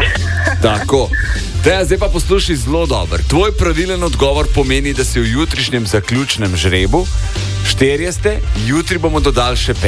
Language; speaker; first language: Slovenian; native; Slovenian